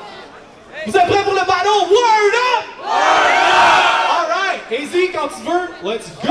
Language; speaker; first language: French; native; French